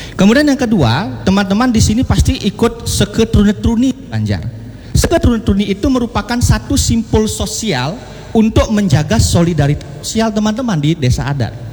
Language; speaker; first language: Indonesian; non-native, local second language; Balinese